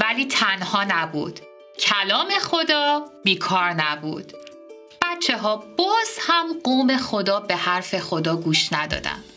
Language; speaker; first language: Persian; native; Persian